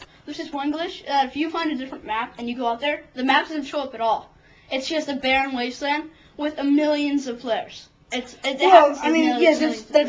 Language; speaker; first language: English; native; English